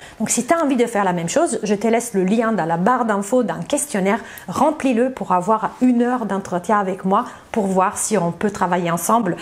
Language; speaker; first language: French; non-native, fluent; Italian